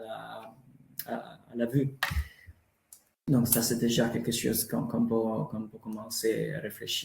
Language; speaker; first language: French; non-native, fluent; Italian